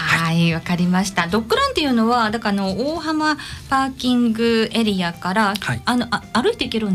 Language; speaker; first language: Japanese; native; Japanese